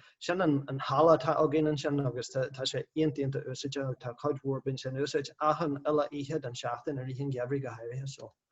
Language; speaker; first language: Irish; non-native, local second language; English